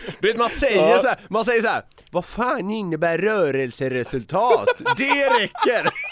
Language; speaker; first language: Swedish; native; Swedish